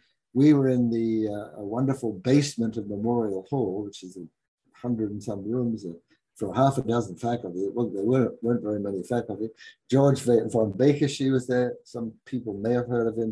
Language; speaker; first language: English; native; English